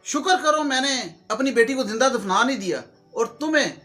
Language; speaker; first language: Urdu; non-native, local second language; Punjabi